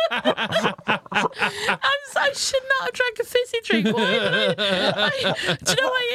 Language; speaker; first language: English; native; English